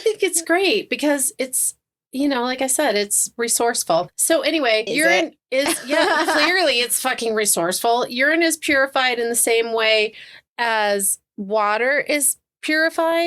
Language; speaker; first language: English; native; English